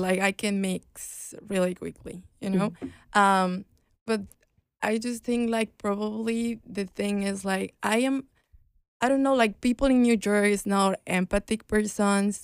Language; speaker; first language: English; non-native, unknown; Spanish